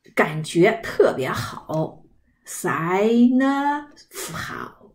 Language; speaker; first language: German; non-native, learner; Chinese